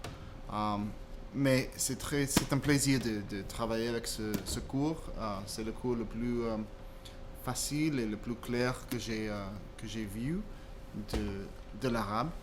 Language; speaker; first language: French; non-native, fluent; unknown